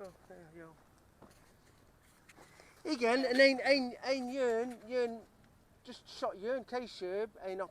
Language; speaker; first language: Hungarian; early bilingual, heritage; English